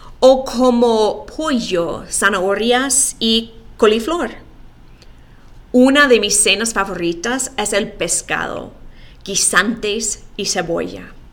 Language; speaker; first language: Spanish; non-native, fluent; English